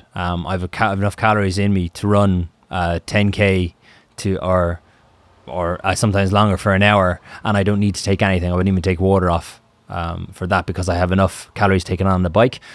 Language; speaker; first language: English; native; English